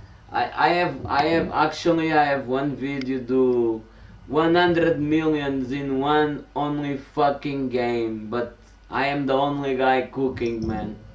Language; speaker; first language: English; non-native, fluent; Portuguese